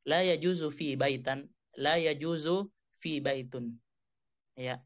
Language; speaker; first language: Arabic; non-native, fluent; Indonesian